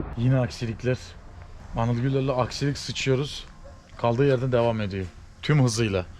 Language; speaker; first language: Turkish; native; Turkish